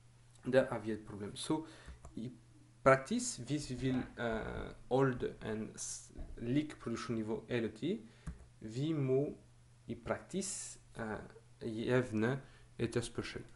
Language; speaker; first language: Norwegian; non-native, fluent; French